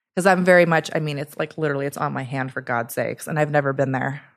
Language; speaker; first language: English; early bilingual, other home language; Italian